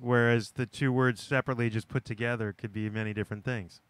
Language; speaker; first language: English; native; English